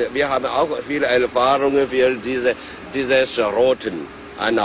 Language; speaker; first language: German; non-native, learner; Chinese